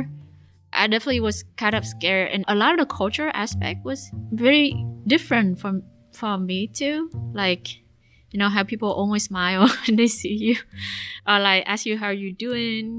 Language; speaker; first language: English; non-native, fluent; Vietnamese